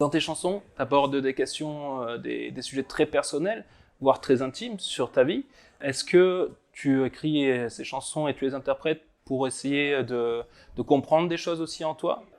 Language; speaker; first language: French; native; French